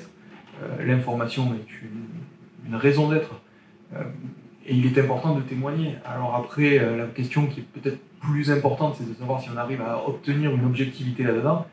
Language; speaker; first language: French; native; French